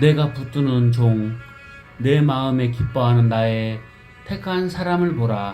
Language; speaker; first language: Korean; native; Korean